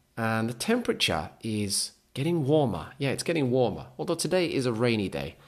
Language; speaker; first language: English; native; English